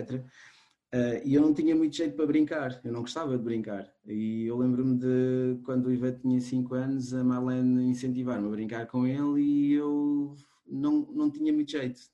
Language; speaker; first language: Portuguese; non-native, local second language; Kabuverdianu